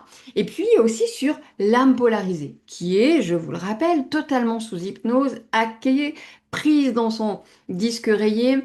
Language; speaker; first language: French; native; French